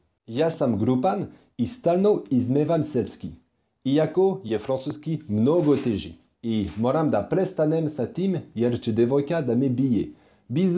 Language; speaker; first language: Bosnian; non-native, learner; French